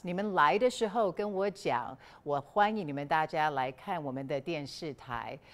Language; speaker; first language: Chinese; early bilingual, heritage; Chinese